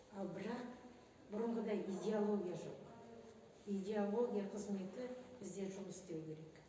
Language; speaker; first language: Kazakh; native; Kazakh